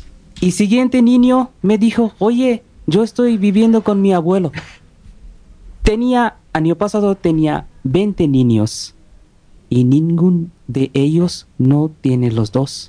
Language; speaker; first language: Spanish; non-native, learner; Bangla